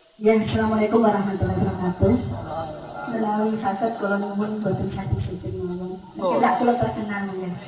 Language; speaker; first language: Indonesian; non-native, local second language; Buginese